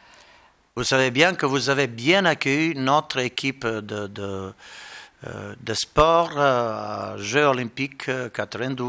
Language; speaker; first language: French; non-native, learner; Bosnian